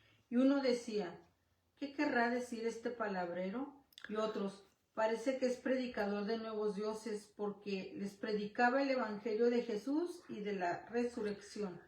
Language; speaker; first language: Spanish; native; Spanish